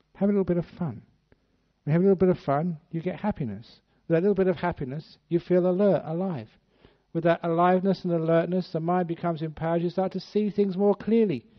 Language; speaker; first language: English; native; English